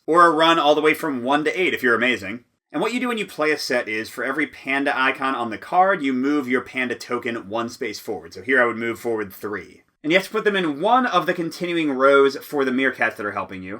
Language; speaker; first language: English; native; English